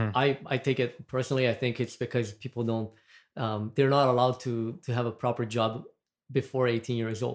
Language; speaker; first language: English; non-native, fluent; Portuguese